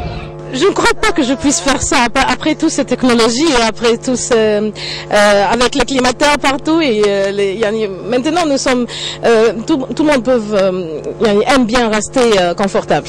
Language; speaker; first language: French; non-native, local second language; Arabic